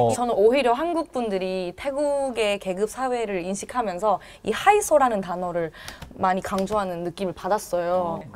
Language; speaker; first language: Korean; non-native, fluent; Thai